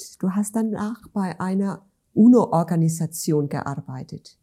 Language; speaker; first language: German; native; German